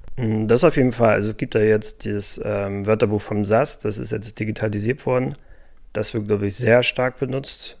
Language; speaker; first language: German; native; German